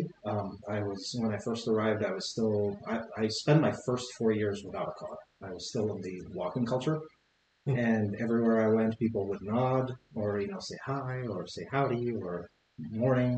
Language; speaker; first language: English; non-native, fluent; Arabic